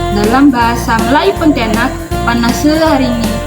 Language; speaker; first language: Indonesian; non-native, local second language; Malay